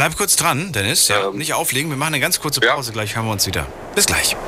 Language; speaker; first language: German; native; German